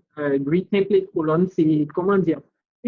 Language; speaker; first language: French; native; French